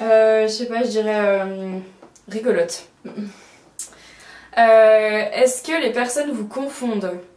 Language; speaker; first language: French; native; French